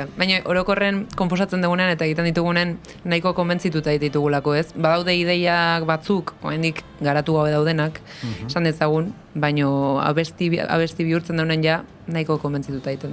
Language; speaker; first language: Basque; native; Basque